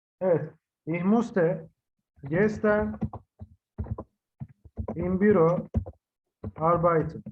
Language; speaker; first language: German; non-native, fluent; Turkish